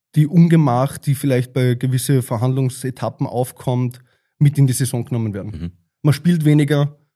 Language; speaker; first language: German; native; German